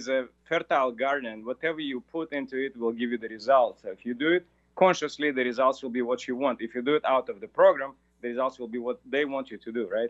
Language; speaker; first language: English; non-native, fluent; Russian